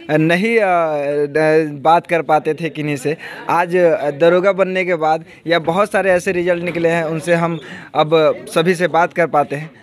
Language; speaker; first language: Hindi; native; Hindi